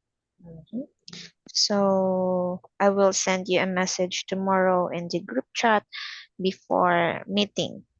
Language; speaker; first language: English; non-native, fluent; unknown